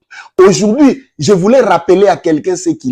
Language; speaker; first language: French; non-native, local second language; Lingala